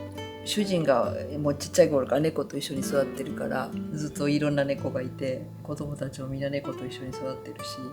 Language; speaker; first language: Japanese; native; Japanese